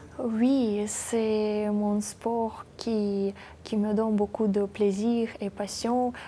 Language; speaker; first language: French; non-native, learner; Ukrainian